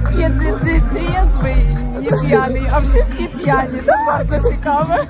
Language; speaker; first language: Polish; non-native, local second language; Ukrainian